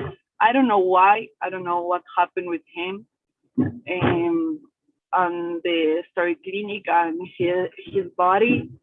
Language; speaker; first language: English; non-native, learner; Spanish